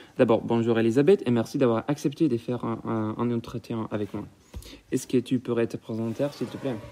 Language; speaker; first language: French; non-native, fluent; Italian